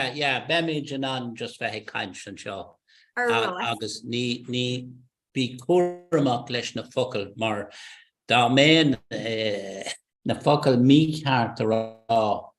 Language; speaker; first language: Irish; non-native, local second language; English